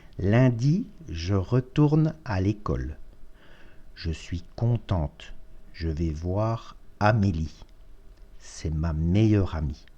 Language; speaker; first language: French; non-native, fluent; Russian